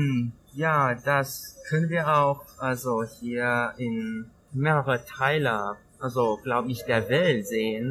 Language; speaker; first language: German; non-native, learner; Thai